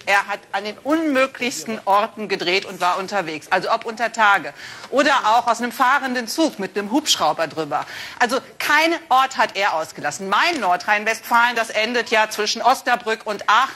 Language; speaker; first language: German; native; German